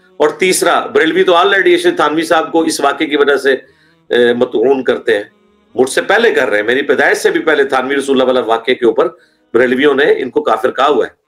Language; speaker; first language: Urdu; non-native, local second language; Punjabi